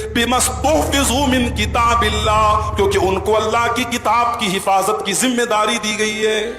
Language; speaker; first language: Urdu; native; Urdu